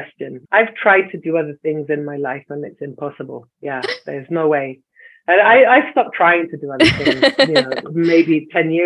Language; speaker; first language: English; native; English